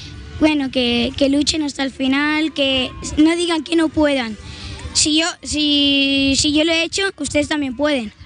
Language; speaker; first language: Spanish; early bilingual, heritage; Spanish